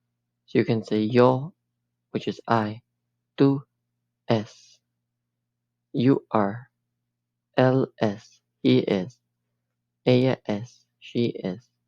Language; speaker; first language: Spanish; early bilingual, heritage; Spanish